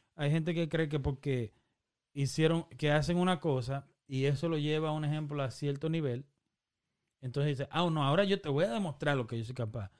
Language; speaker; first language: Spanish; early bilingual, heritage; Spanish